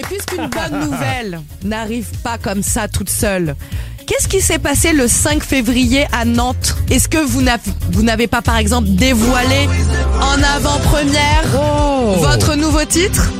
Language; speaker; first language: French; native; French